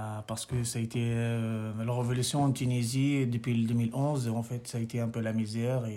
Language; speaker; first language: French; non-native, local second language; Arabic